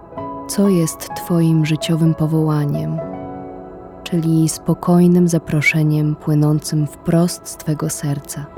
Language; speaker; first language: Polish; native; Polish